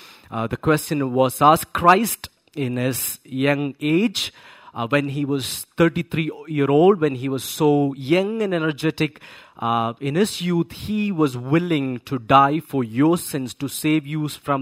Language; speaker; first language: English; non-native, local second language; Malayalam